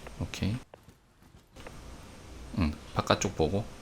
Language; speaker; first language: Korean; native; Korean